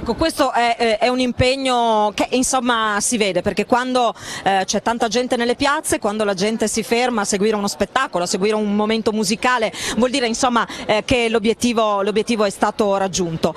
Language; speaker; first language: Italian; native; Italian